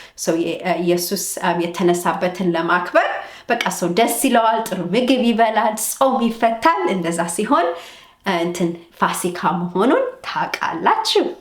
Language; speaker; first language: Amharic; early bilingual, heritage; Amharic